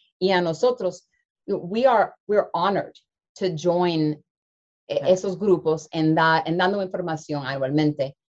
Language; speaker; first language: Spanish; early bilingual, heritage; Spanish